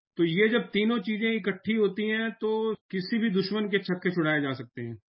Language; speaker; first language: Hindi; native; Hindi